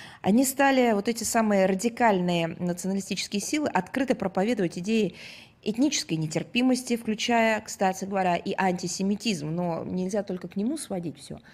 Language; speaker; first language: Russian; native; Russian